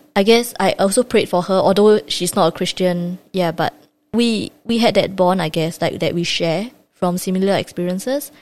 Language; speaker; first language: English; native; English